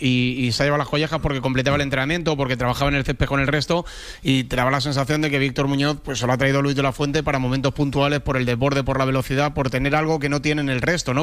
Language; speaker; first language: Spanish; native; Spanish